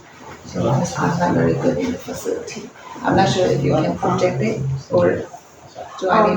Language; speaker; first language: English; non-native, fluent; Spanish